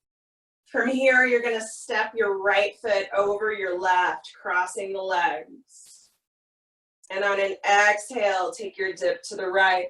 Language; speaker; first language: English; native; English